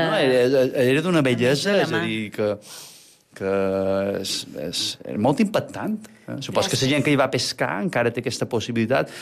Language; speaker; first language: Catalan; native; Catalan